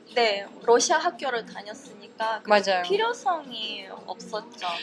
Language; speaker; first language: Korean; non-native, fluent; Russian